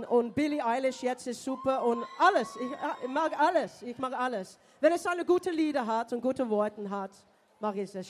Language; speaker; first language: German; non-native, learner; English